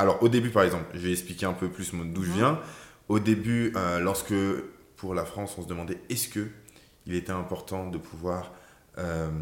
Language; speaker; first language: French; native; French